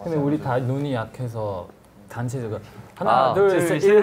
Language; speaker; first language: Korean; non-native, fluent; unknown